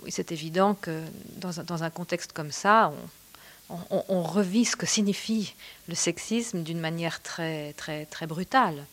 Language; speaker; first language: French; native; French